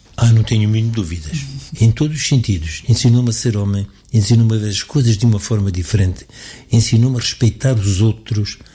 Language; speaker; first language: Portuguese; native; Portuguese